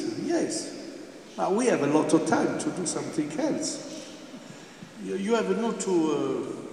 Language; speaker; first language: English; non-native, fluent; Italian